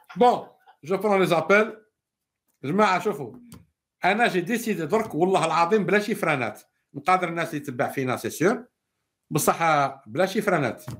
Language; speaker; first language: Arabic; native; Arabic